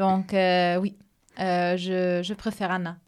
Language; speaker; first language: French; non-native, fluent; Spanish